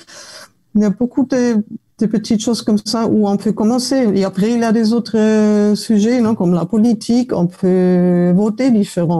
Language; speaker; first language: French; non-native, fluent; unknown